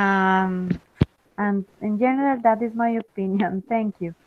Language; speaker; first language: English; non-native, fluent; Spanish